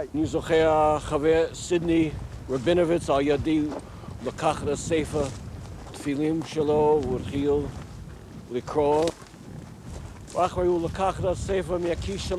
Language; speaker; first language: Hebrew; non-native, fluent; English